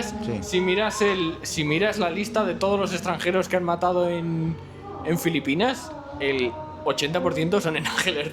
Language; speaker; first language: Spanish; native; Spanish